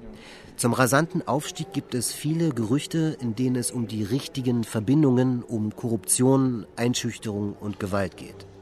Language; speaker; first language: German; native; German